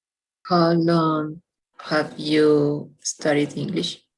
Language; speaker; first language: English; non-native, learner; Spanish